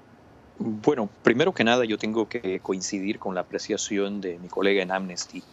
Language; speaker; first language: Spanish; native; Spanish